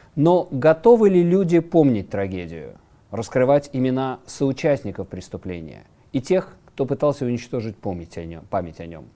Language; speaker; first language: Russian; native; Russian